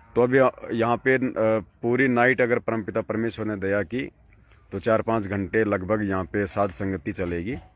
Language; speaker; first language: Hindi; native; Hindi